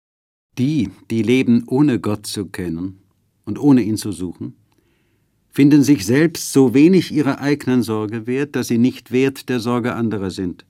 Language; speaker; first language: German; native; German